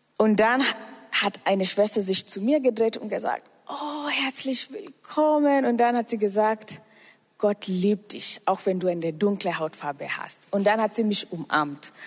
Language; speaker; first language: German; non-native, fluent; Swahili